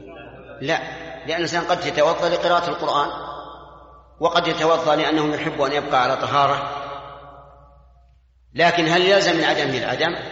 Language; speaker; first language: Arabic; native; Arabic